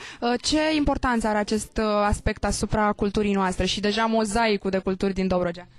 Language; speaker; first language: Romanian; native; Romanian